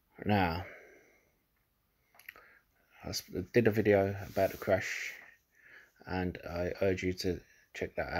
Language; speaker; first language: English; native; English